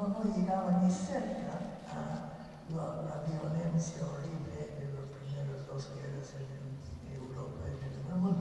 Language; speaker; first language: Spanish; non-native, fluent; English